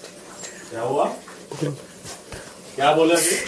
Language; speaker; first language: Hindi; native; Hindi